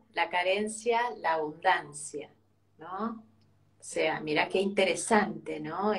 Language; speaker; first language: Spanish; native; Spanish